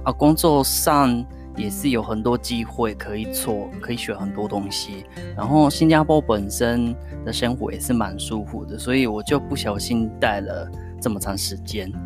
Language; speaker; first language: Chinese; non-native, fluent; Japanese